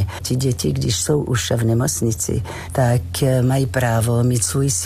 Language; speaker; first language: Czech; non-native, fluent; French